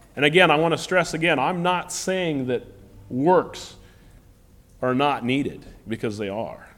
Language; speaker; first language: English; native; English